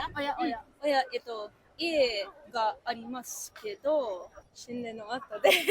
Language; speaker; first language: Japanese; non-native, learner; English